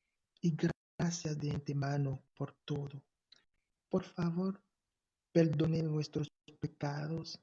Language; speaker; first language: Spanish; non-native, fluent; English